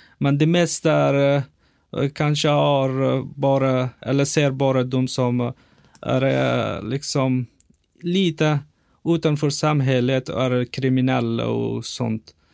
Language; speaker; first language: Swedish; non-native, fluent; Persian